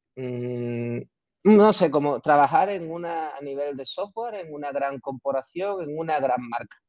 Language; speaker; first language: Spanish; native; Spanish